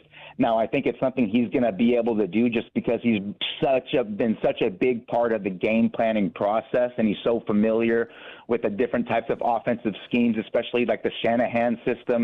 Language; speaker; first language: English; native; English